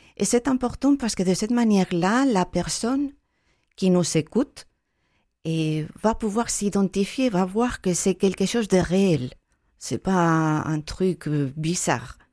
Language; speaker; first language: French; non-native, fluent; Spanish